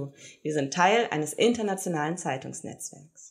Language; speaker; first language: German; native; German